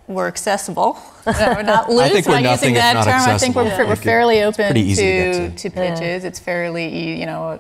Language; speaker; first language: English; native; English